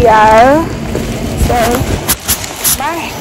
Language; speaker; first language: English; native; English